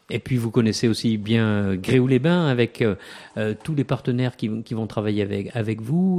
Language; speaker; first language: French; native; French